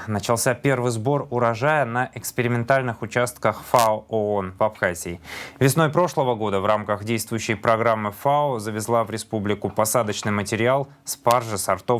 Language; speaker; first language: Russian; native; Russian